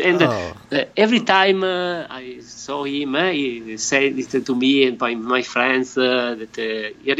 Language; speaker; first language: English; non-native, learner; Italian